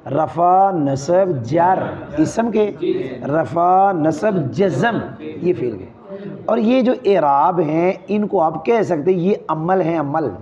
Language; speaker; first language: Urdu; non-native, local second language; Punjabi